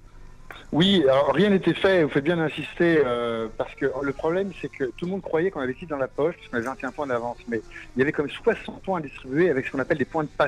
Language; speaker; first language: French; native; French